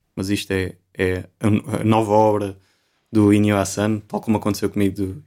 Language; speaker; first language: Portuguese; native; Portuguese